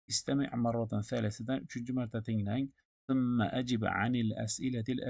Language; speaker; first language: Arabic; non-native, fluent; Uzbek